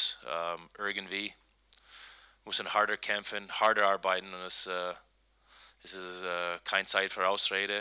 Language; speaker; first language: German; non-native, learner; English